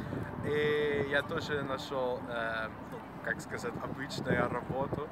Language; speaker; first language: Russian; non-native, fluent; Dutch